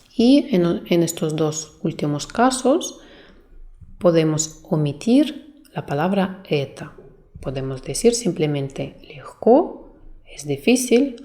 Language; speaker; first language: Spanish; non-native, fluent; Russian